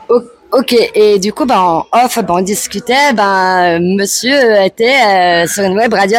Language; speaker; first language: French; native; French